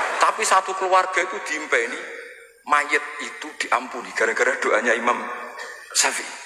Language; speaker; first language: Indonesian; non-native, local second language; Javanese